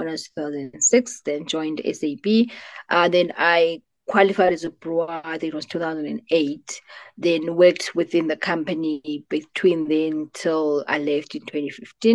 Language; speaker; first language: English; non-native, local second language; Xhosa